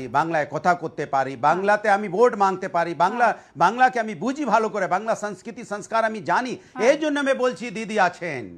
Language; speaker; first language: Bangla; non-native, local second language; Hindi